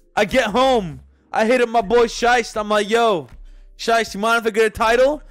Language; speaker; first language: English; native; English